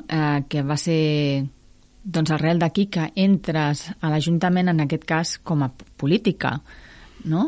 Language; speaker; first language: Catalan; native; Catalan